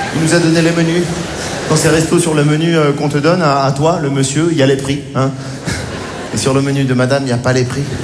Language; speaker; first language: French; native; French